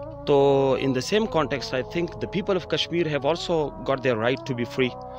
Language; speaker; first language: English; non-native, local second language; Pashto